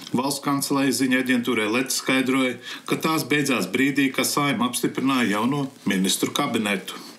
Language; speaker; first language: Latvian; early bilingual, heritage; Latvian